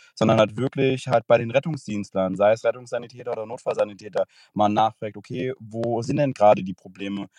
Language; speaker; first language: German; native; German